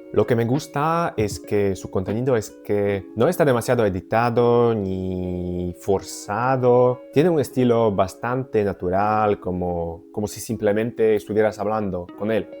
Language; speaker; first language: Spanish; non-native, fluent; Polish